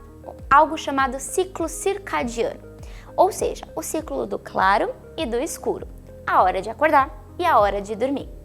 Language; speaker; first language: Portuguese; native; Portuguese